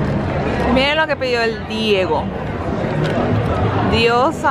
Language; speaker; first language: Spanish; native; Spanish